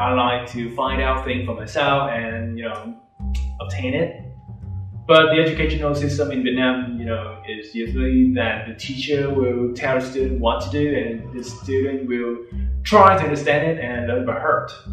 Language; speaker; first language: English; non-native, fluent; Vietnamese